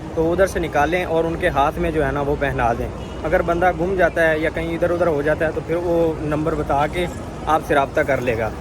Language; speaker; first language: Urdu; non-native, local second language; Punjabi